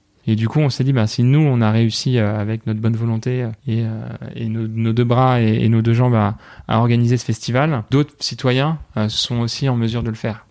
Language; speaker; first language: French; native; French